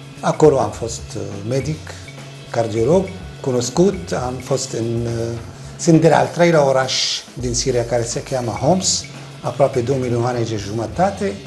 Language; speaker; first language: Romanian; non-native, fluent; Arabic